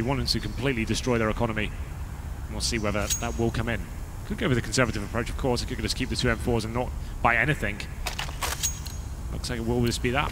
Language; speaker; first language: English; native; English